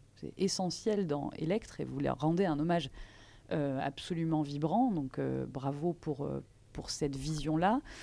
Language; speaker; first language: French; native; French